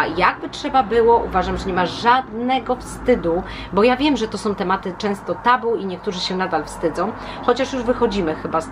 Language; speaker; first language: Polish; native; Polish